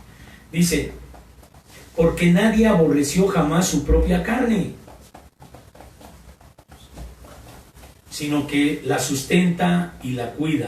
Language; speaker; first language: Spanish; native; Spanish